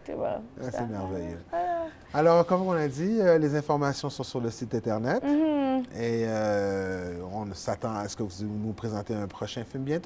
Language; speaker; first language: French; native; French